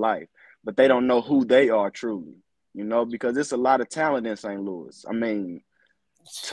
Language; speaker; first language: English; native; English